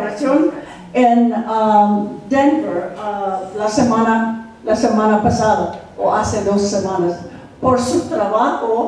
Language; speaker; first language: Spanish; non-native, fluent; English